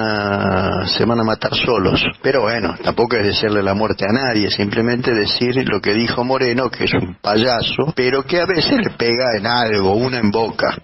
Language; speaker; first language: Spanish; native; Spanish